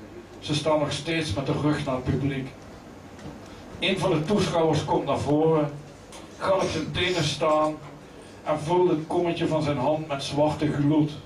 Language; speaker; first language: Dutch; native; Dutch